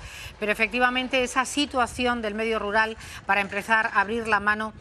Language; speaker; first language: Spanish; native; Spanish